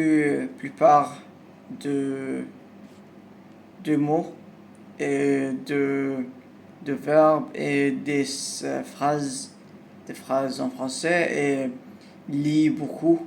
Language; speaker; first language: French; non-native, learner; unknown